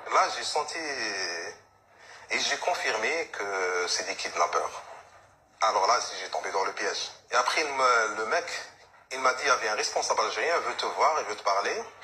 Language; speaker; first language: French; non-native, local second language; Arabic